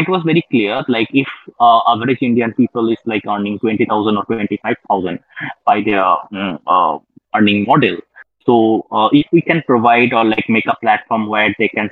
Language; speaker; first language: English; non-native, local second language; Bangla